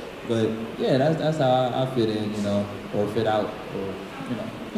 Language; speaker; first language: English; native; English